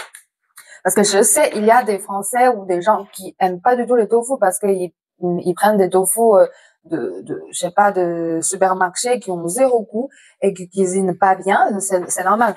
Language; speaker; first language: French; non-native, fluent; Chinese